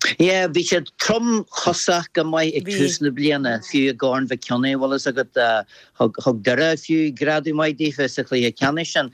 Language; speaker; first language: Irish; native; Irish